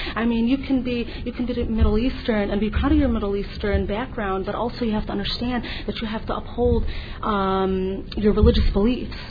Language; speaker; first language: English; native; English